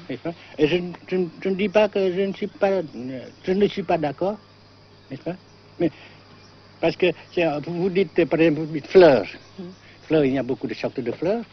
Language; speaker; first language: French; non-native, fluent; Vietnamese